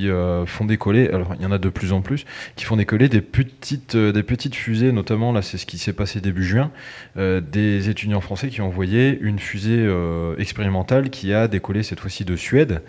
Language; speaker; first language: French; native; French